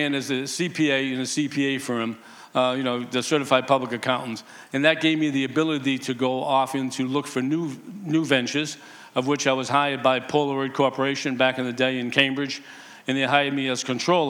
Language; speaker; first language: English; native; English